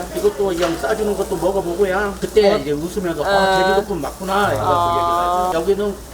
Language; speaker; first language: Korean; native; Korean